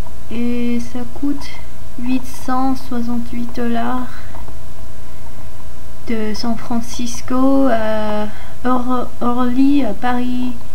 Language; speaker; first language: French; non-native, learner; English